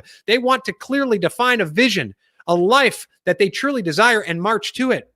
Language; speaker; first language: English; native; English